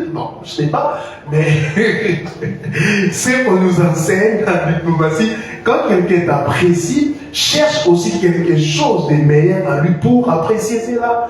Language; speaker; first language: French; non-native, local second language; Lingala